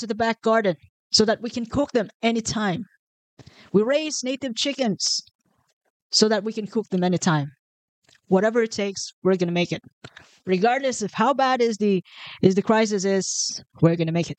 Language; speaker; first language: English; non-native, local second language; Filipino